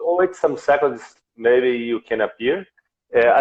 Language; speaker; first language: English; non-native, learner; Portuguese